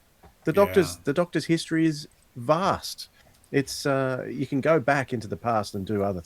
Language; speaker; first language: English; native; English